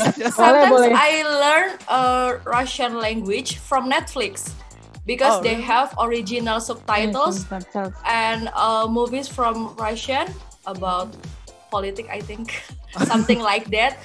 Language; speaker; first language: English; non-native, learner; Indonesian